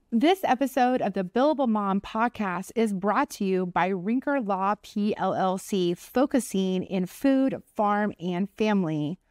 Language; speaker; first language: English; native; English